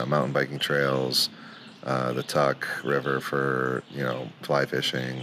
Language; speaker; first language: English; native; English